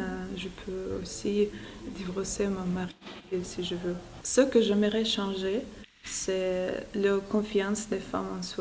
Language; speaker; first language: French; non-native, fluent; Russian